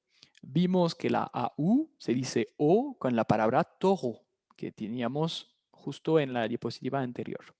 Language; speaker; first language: Spanish; non-native, fluent; French